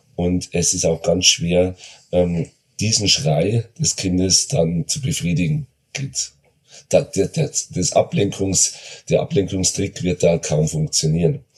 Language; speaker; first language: German; native; German